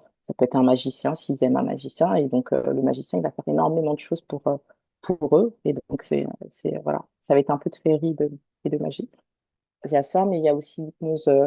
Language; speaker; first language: French; native; French